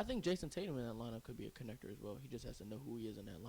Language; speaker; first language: English; native; English